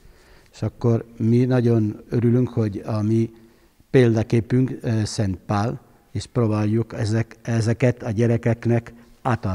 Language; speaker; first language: Hungarian; non-native, fluent; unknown